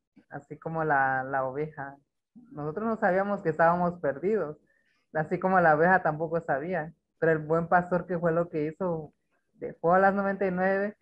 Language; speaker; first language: Spanish; native; Spanish